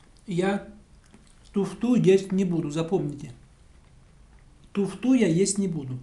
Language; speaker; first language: Russian; native; Russian